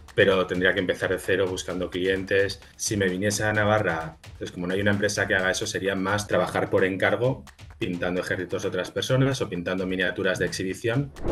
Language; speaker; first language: Spanish; native; Spanish